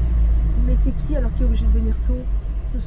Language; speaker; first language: French; native; French